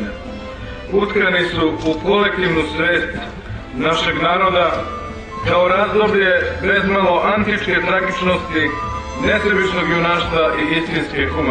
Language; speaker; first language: Bosnian; native; Bosnian